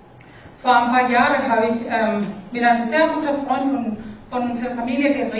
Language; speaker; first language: German; non-native, fluent; Spanish